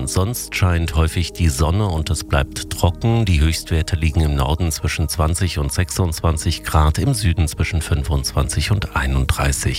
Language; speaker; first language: German; native; German